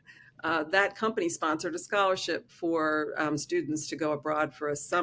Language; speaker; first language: English; native; English